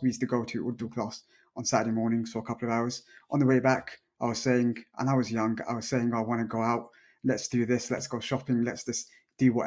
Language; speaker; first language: English; native; English